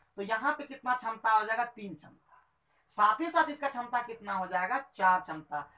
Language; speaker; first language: Hindi; native; Hindi